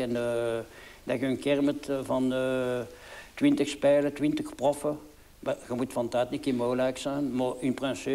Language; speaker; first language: Dutch; non-native, local second language; French